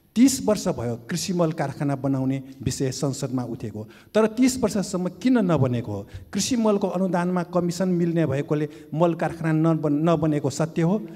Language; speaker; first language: Nepali; non-native, local second language; Newari